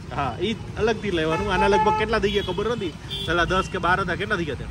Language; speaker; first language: Gujarati; native; Gujarati